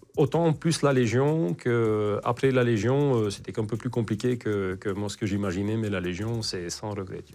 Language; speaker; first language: French; non-native, fluent; Hungarian